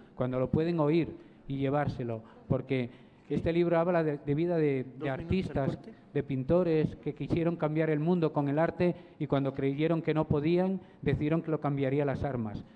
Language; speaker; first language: Spanish; native; Spanish